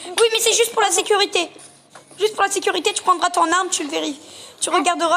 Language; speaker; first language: French; native; French